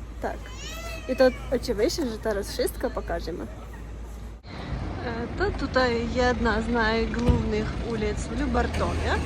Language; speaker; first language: Polish; non-native, fluent; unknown